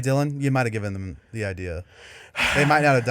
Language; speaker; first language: English; native; English